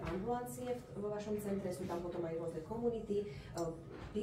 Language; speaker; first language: Slovak; native; Slovak